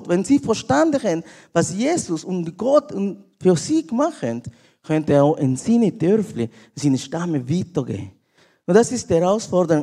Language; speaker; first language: German; non-native, learner; Spanish